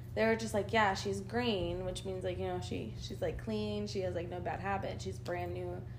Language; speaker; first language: English; early bilingual, other home language; Spanish